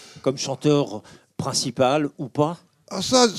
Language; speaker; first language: French; native; French